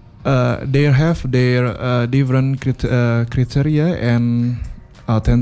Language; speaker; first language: English; non-native, learner; Indonesian